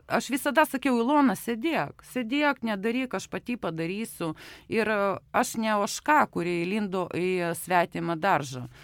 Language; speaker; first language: Lithuanian; non-native, local second language; Russian